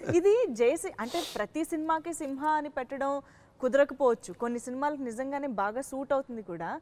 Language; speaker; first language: Telugu; native; Telugu